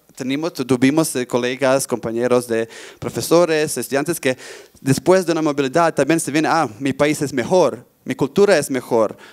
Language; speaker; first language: Spanish; non-native, fluent; Bosnian